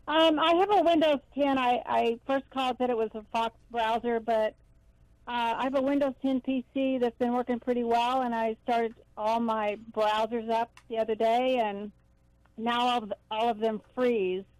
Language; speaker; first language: English; native; English